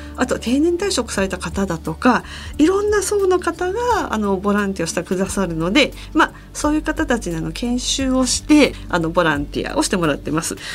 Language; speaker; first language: Japanese; native; Japanese